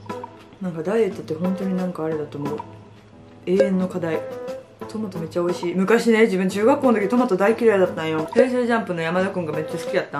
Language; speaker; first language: Japanese; native; Japanese